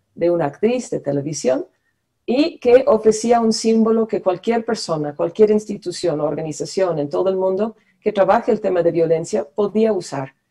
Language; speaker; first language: Spanish; non-native, fluent; English